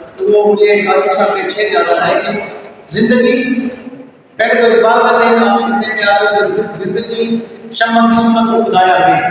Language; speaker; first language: Urdu; native; Urdu